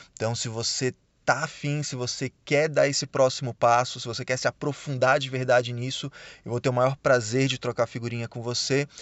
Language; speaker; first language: Portuguese; native; Portuguese